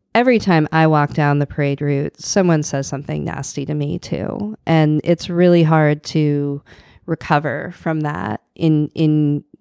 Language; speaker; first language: English; native; English